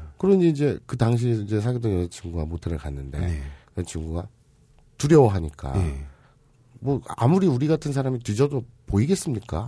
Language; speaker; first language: Korean; native; Korean